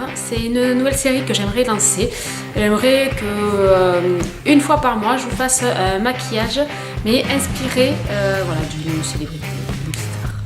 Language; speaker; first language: French; native; French